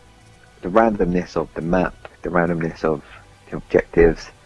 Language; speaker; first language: English; native; English